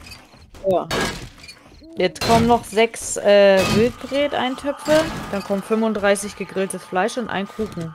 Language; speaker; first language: German; native; German